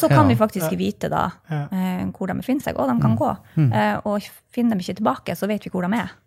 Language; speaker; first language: Norwegian; native; Norwegian